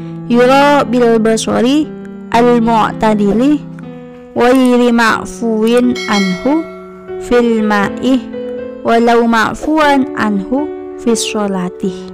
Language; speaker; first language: Arabic; non-native, fluent; Indonesian